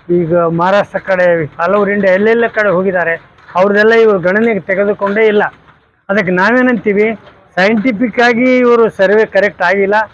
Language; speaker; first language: Kannada; non-native, local second language; Lambadi